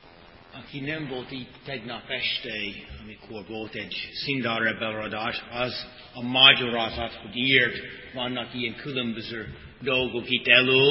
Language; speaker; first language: Hungarian; non-native, fluent; English